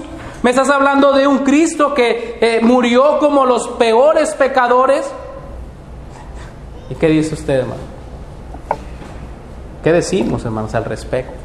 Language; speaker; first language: Spanish; native; Spanish